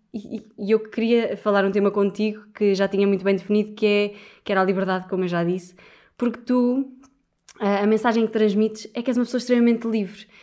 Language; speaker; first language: Portuguese; native; Portuguese